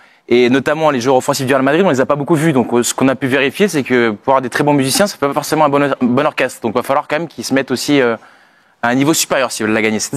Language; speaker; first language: French; native; French